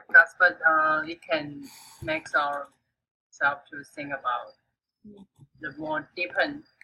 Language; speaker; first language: English; non-native, fluent; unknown